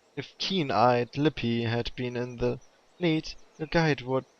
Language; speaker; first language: English; non-native, fluent; German